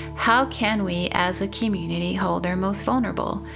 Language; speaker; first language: English; non-native, fluent; Portuguese